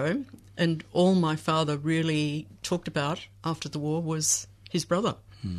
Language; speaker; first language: English; native; English